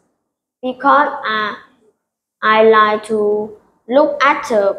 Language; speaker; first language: English; non-native, learner; Vietnamese